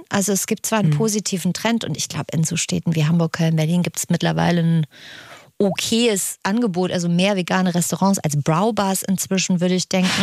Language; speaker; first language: German; native; German